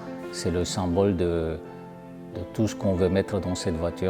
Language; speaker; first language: French; non-native, fluent; Romanian